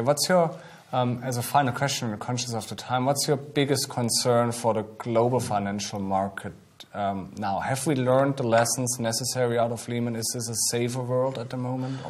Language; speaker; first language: English; non-native, fluent; German